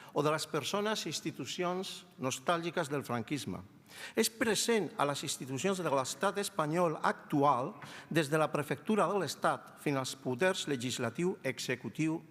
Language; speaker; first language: Catalan; non-native, fluent; Spanish